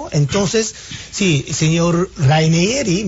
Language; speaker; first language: Spanish; non-native, fluent; Japanese